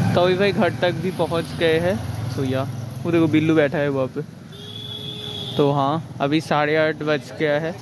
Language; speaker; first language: Hindi; non-native, local second language; Bangla